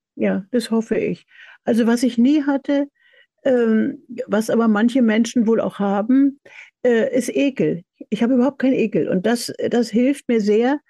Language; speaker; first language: German; native; German